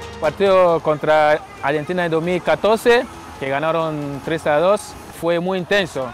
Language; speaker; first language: Spanish; non-native, fluent; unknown